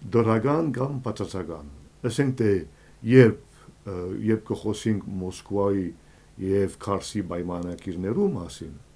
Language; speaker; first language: Armenian; early bilingual, heritage; Armenian